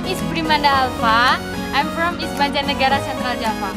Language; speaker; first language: English; non-native, learner; Indonesian